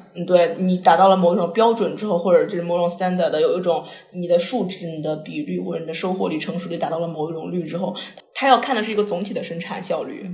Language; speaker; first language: Chinese; non-native, local second language; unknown